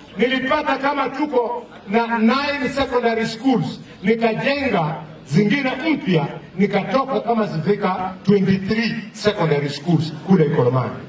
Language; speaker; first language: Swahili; non-native, local second language; Luyia